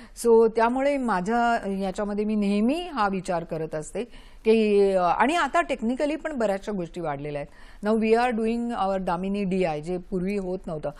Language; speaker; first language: Marathi; native; Marathi